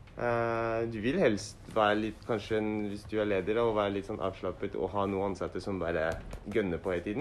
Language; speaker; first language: Norwegian; non-native, learner; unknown